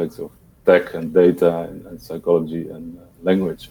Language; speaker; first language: English; non-native, fluent; Dutch